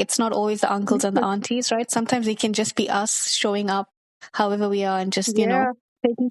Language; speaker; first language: English; early bilingual, other home language; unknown